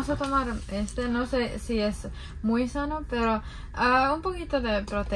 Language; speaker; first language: Spanish; non-native, learner; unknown